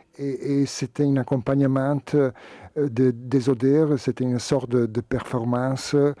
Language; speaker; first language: French; non-native, fluent; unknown